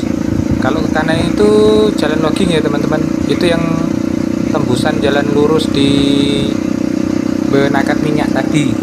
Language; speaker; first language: Indonesian; native; Indonesian